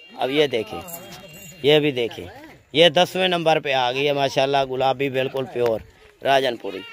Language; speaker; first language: Urdu; non-native, local second language; Punjabi